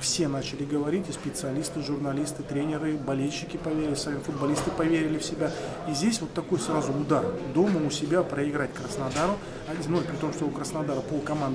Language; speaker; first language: Russian; native; Russian